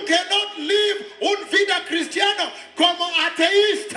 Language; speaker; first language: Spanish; non-native, learner; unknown